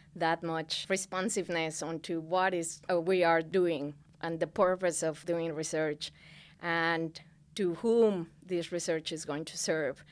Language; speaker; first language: English; non-native, fluent; Spanish